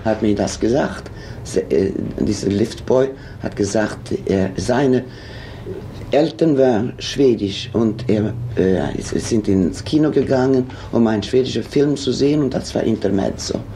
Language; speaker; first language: German; non-native, fluent; Swedish